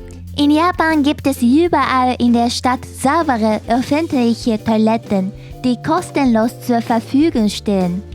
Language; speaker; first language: German; non-native, fluent; Japanese